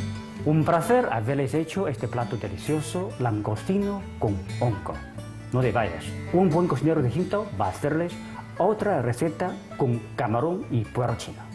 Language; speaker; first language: Spanish; non-native, fluent; Chinese